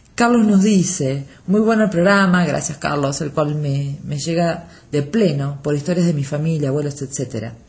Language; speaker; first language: Spanish; native; Spanish